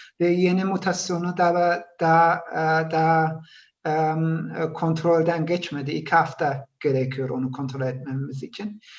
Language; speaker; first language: Turkish; early bilingual, heritage; Turkish